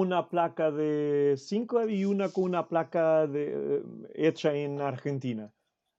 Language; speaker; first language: Spanish; non-native, fluent; Portuguese